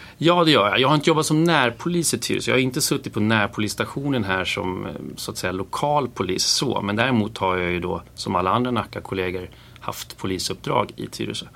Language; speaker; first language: Swedish; native; Swedish